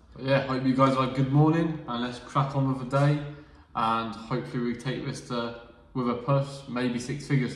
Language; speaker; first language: English; native; English